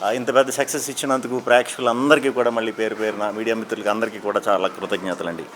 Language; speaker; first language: Telugu; native; Telugu